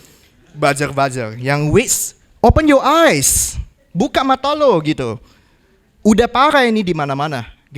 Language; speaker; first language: Indonesian; native; Indonesian